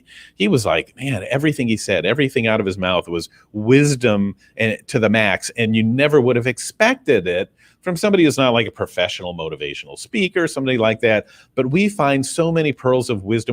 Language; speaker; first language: English; native; English